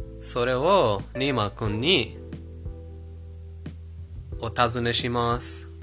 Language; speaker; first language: Japanese; non-native, learner; Persian